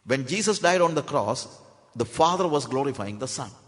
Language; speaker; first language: English; non-native, local second language; Malayalam